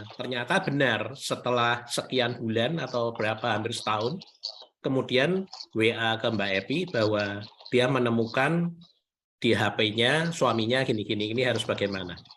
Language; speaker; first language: Malay; native; Malay